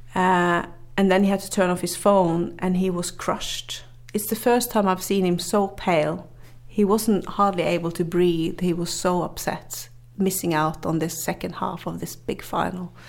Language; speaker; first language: English; non-native, fluent; Norwegian